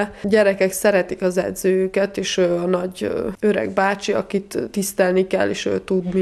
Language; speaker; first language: Hungarian; non-native, fluent; Serbian